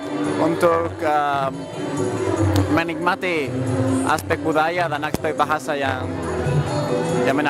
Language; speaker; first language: Indonesian; non-native, learner; Spanish